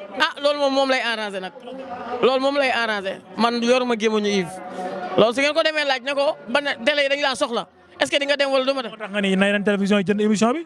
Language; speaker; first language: Wolof; native; Wolof